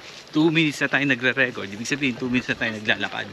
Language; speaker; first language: Filipino; native; Filipino